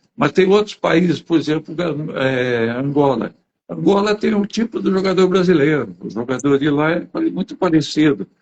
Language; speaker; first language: Portuguese; native; Portuguese